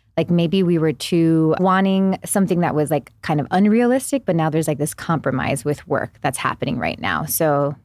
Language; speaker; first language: English; native; English